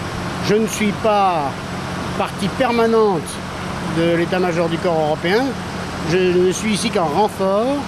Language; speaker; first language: French; native; French